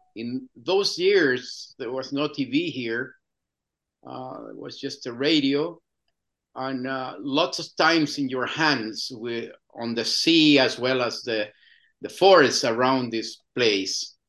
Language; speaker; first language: English; non-native, fluent; Spanish